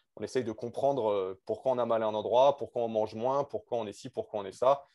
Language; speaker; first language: French; native; French